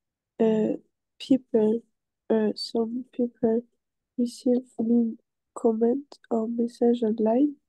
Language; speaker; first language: English; non-native, learner; French